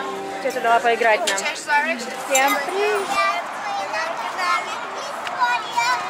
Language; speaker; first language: Russian; native; Russian